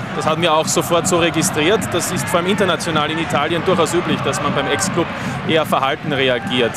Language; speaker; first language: German; native; German